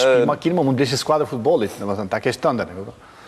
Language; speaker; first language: Albanian; native; Albanian